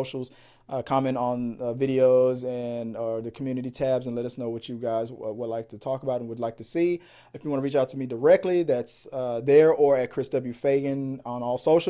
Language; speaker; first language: English; native; English